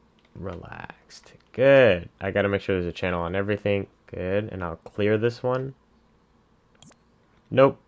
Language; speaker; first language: English; native; English